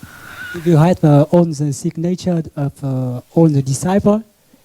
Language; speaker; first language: English; non-native, learner; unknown